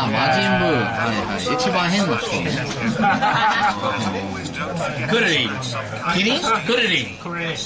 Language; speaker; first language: Japanese; non-native, learner; English